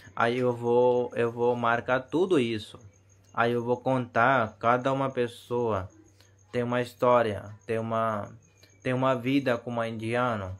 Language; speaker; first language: Portuguese; non-native, learner; Hindi